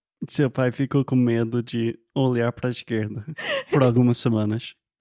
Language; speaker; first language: Portuguese; non-native, learner; English